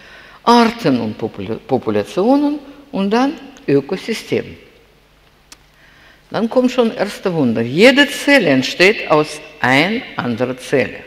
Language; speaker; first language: German; non-native, fluent; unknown